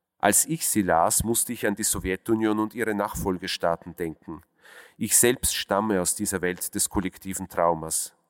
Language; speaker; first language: German; early bilingual, other home language; Russian